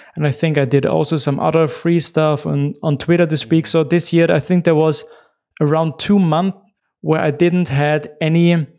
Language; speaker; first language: English; non-native, fluent; German